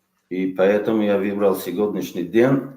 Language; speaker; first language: Russian; non-native, local second language; Tajik